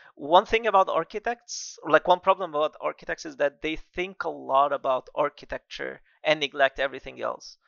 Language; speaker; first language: English; non-native, fluent; Arabic